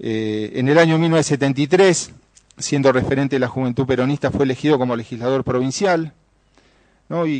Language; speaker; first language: Spanish; native; Spanish